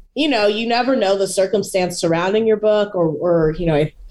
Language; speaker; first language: English; native; English